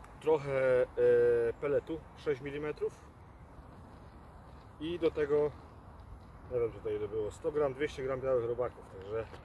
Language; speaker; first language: Polish; native; Polish